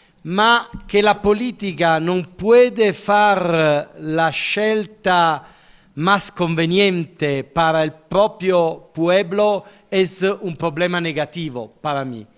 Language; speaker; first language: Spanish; non-native, learner; Italian